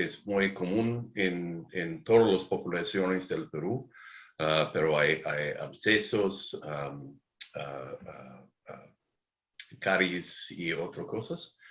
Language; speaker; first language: Spanish; non-native, learner; English